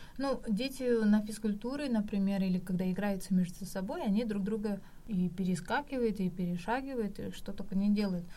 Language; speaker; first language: Russian; non-native, local second language; Kazakh